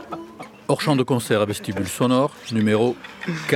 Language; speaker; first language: French; native; French